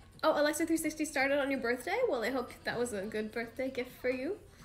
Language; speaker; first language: English; native; English